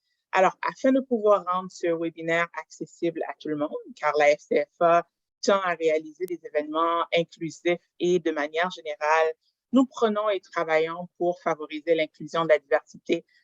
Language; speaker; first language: French; native; French